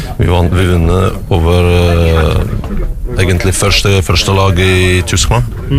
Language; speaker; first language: Norwegian; non-native, learner; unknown